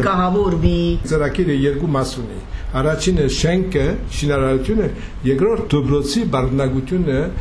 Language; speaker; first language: Armenian; early bilingual, heritage; Armenian